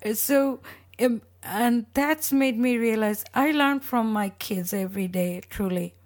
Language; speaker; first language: English; non-native, local second language; Bangla